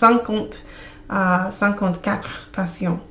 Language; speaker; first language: French; non-native, learner; English